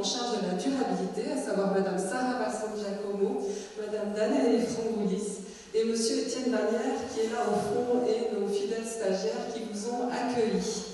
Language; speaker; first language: French; native; French